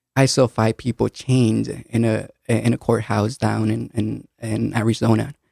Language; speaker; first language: English; early bilingual, other home language; Spanish